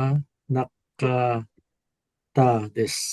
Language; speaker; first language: Japanese; non-native, learner; Filipino